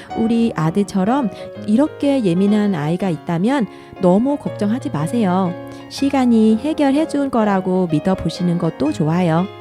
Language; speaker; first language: Korean; non-native, fluent; Vietnamese